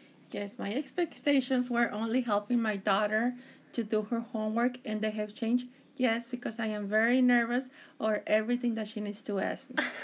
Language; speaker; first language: English; early bilingual, other home language; Spanish